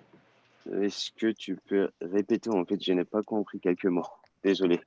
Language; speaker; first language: French; non-native, learner; Turkish